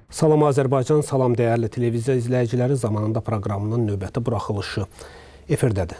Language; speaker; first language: Azerbaijani; native; Azerbaijani